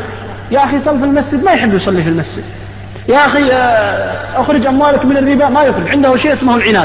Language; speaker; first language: Arabic; native; Arabic